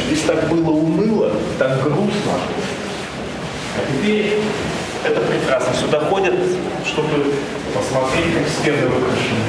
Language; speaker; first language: Russian; native; Russian